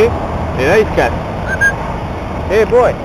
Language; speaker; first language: French; native; French